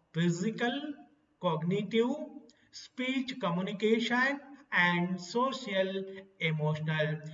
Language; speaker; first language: English; non-native, local second language; Kannada